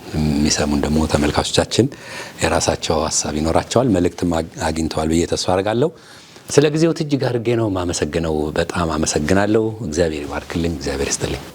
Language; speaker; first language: Amharic; native; Amharic